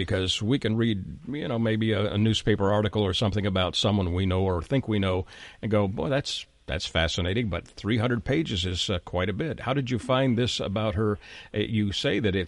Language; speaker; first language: English; native; English